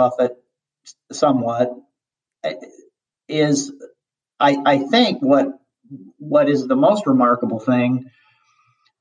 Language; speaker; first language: English; native; English